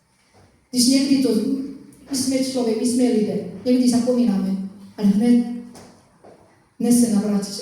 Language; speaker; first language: Czech; non-native, fluent; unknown